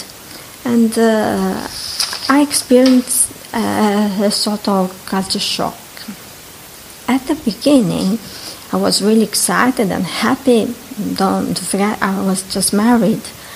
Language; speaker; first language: English; non-native, fluent; Italian